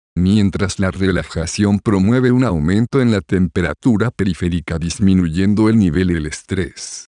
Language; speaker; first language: Spanish; native; Spanish